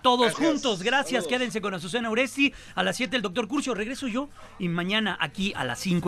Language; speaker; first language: Spanish; native; Spanish